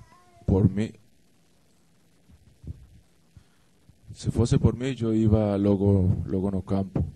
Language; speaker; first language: Portuguese; non-native, fluent; Spanish